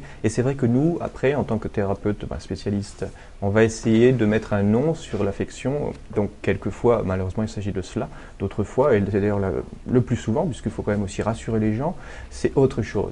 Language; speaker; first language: French; native; French